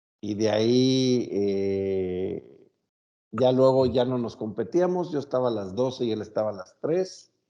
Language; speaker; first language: Spanish; native; Spanish